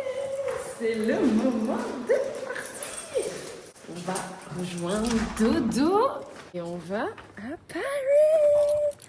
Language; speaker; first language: French; native; French